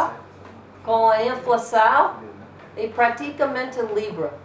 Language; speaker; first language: Portuguese; non-native, learner; English